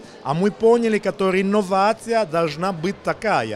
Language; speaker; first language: Russian; non-native, learner; Italian